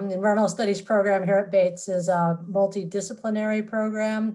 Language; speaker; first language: English; native; English